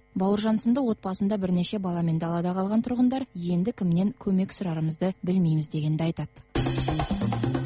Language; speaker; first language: Kazakh; native; Kazakh